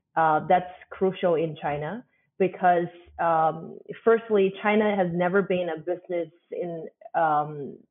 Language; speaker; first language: English; non-native, fluent; Chinese